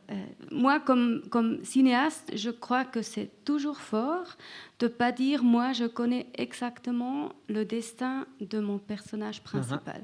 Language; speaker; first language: French; non-native, fluent; Swiss German